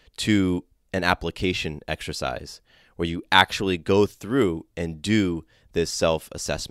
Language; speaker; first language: English; native; English